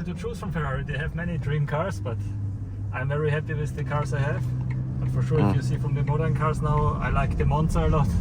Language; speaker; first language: English; non-native, fluent; German